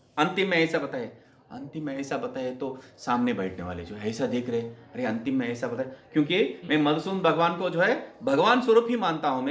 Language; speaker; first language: Hindi; non-native, local second language; Kannada